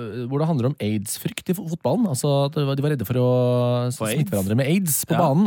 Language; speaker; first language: Norwegian; native; Norwegian